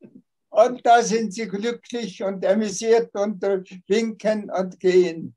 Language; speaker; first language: German; non-native, fluent; Tuvinian